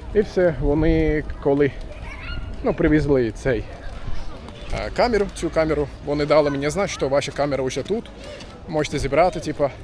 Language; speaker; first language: Ukrainian; non-native, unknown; Turkish